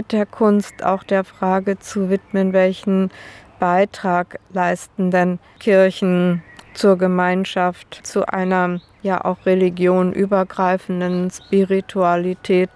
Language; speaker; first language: German; native; German